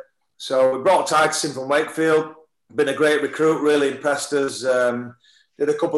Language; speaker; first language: English; native; English